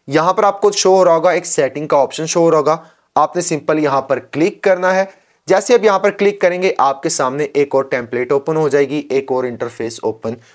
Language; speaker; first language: Urdu; non-native, local second language; Punjabi